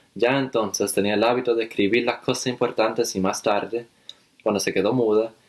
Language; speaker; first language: Spanish; early bilingual, heritage; Spanish